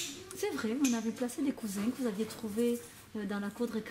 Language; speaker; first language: French; native; French